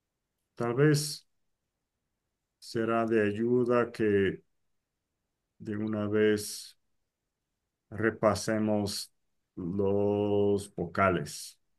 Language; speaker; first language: Spanish; non-native, fluent; English